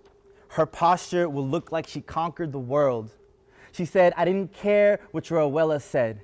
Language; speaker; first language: English; early bilingual, other home language; Spanish